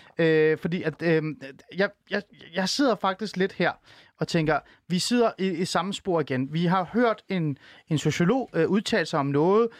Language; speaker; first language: Danish; early bilingual, other home language; Persian